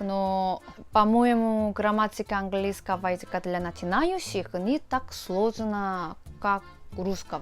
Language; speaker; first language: Russian; non-native, fluent; Korean